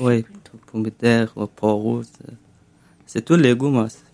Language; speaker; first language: French; non-native, learner; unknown